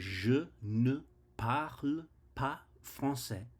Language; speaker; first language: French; non-native, learner; English